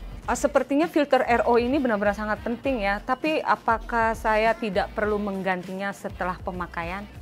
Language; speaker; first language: Indonesian; native; Indonesian